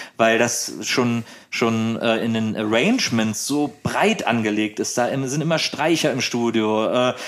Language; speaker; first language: German; native; German